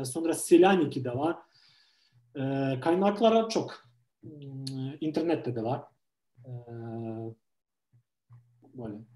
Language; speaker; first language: Turkish; non-native, fluent; Ukrainian